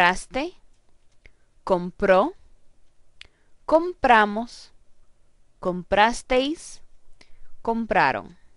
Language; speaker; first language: Spanish; non-native, fluent; English